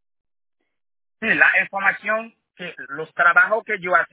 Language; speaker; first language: Spanish; non-native, learner; Haitian Creole